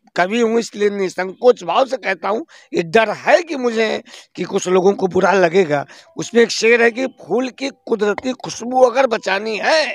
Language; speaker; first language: Hindi; native; Hindi